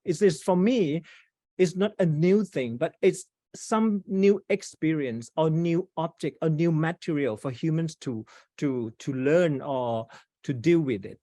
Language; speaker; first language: English; non-native, fluent; Thai